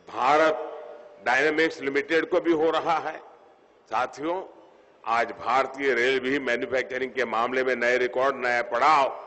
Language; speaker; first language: Hindi; non-native, local second language; Gujarati